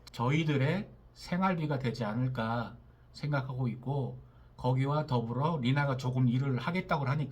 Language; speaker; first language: Korean; native; Korean